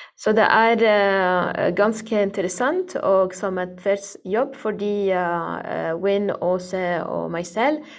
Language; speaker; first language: Norwegian; non-native, learner; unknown